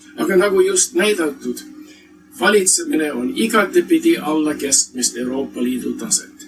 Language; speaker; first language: Estonian; early bilingual, heritage; Estonian